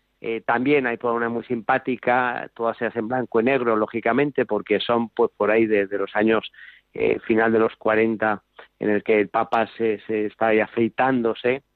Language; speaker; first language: Spanish; native; Spanish